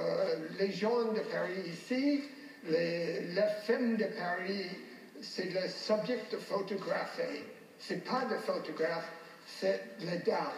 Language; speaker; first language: French; non-native, learner; English